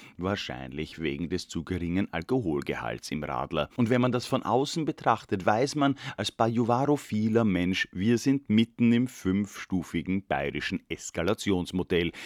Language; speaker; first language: German; native; German